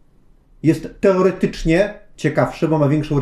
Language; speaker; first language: Polish; native; Polish